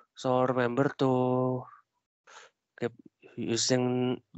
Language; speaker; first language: English; non-native, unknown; Indonesian